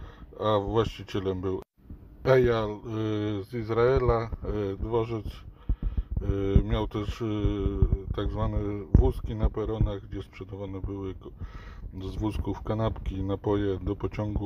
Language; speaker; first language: Polish; native; Polish